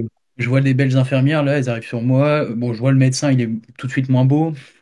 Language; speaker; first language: French; native; French